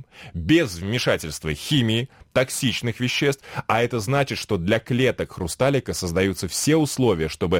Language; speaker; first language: Russian; native; Russian